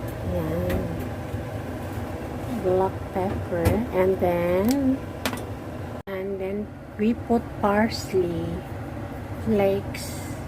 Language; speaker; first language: English; non-native, local second language; Filipino